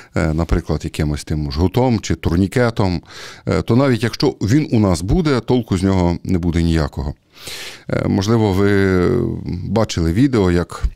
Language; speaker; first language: Ukrainian; native; Ukrainian